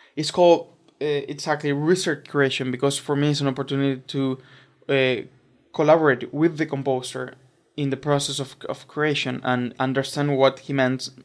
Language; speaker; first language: English; non-native, fluent; Spanish